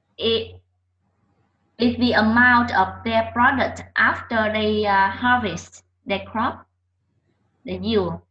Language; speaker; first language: English; non-native, learner; Vietnamese